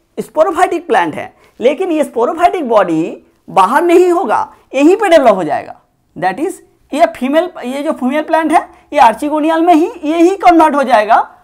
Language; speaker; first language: Hindi; non-native, local second language; Bangla